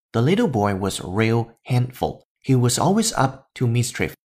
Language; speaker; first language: English; non-native, fluent; Chinese